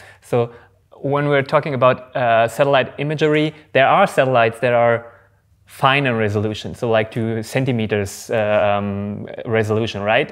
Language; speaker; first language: English; non-native, fluent; German